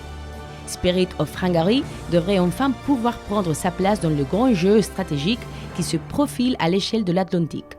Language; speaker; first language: French; native; French